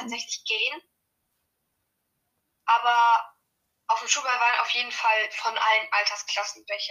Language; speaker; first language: German; native; German